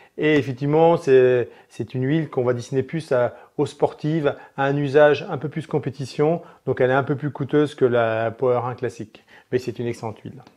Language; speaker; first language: French; native; French